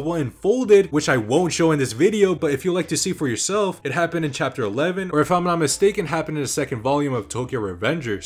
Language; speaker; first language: English; native; English